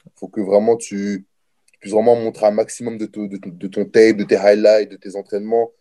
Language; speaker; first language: French; native; French